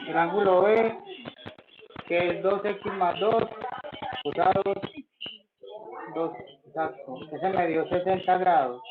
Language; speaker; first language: Spanish; native; Spanish